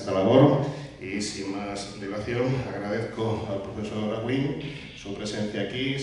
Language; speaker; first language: Spanish; native; Spanish